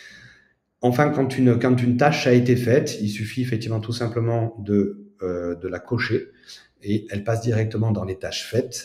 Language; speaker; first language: French; native; French